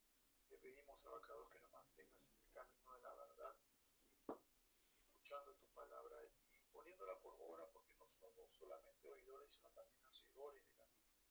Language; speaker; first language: Spanish; native; Spanish